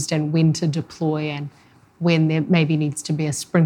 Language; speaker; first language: English; native; English